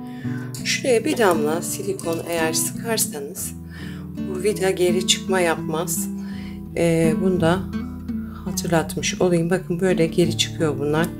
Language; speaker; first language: Turkish; native; Turkish